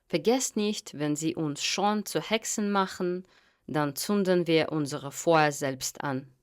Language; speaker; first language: German; non-native, fluent; Russian